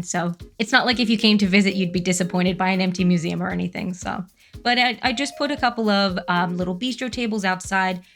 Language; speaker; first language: English; native; English